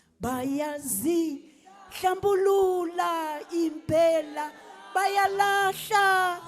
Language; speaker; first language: Zulu; non-native, local second language; Xhosa